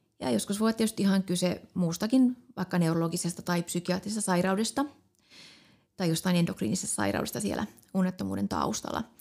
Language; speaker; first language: Finnish; native; Finnish